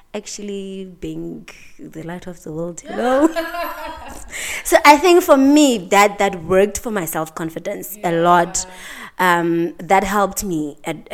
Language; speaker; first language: English; non-native, local second language; Xhosa